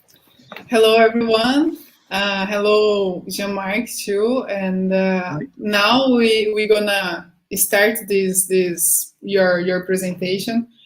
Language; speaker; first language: English; non-native, fluent; Portuguese